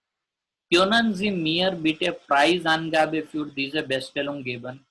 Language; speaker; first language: German; non-native, learner; Gujarati